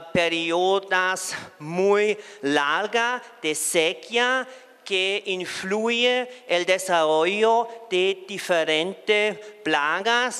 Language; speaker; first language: Spanish; non-native, fluent; German